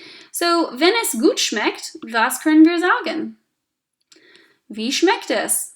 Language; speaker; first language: German; non-native, fluent; English